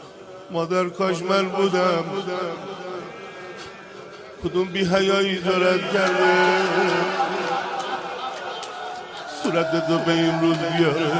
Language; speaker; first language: Persian; native; Persian